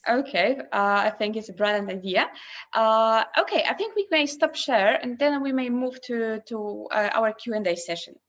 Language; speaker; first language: English; non-native, fluent; Polish